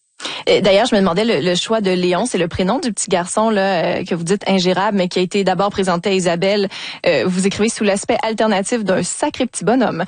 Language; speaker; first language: French; native; French